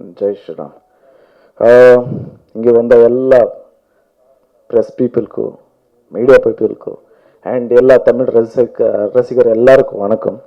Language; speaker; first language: Tamil; non-native, learner; Kannada